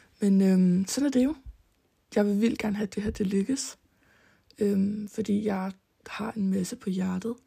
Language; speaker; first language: Danish; early bilingual, heritage; Danish